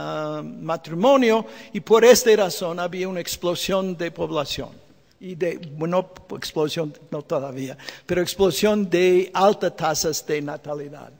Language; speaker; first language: Spanish; non-native, fluent; English